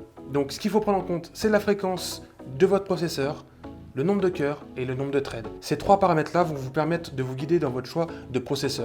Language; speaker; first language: French; native; French